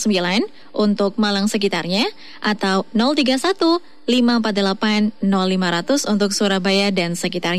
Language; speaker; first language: Indonesian; native; Indonesian